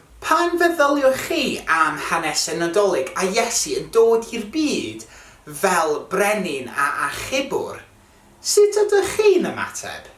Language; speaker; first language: Welsh; non-native, local second language; English